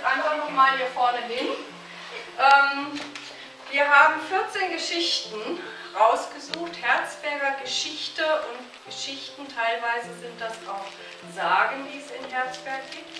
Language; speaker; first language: German; native; German